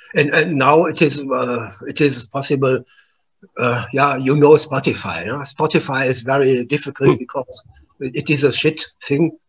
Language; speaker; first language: English; non-native, learner; German